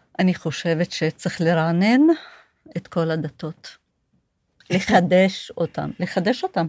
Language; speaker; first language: Hebrew; non-native, local second language; Arabic